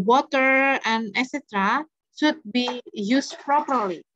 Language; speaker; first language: English; non-native, fluent; Indonesian